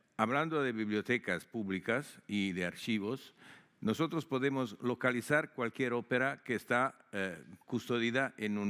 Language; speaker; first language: Spanish; non-native, fluent; Italian